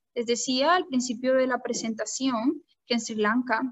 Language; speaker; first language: Spanish; native; Spanish